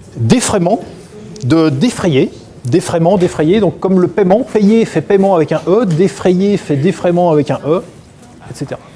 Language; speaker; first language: French; native; French